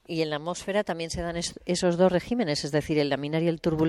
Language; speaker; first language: Spanish; native; Spanish